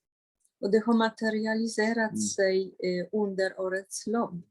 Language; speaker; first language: Swedish; non-native, fluent; Polish